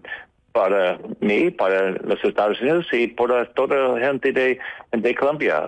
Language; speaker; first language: Spanish; non-native, learner; English